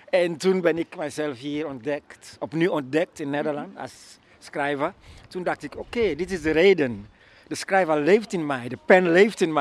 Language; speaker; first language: Dutch; non-native, learner; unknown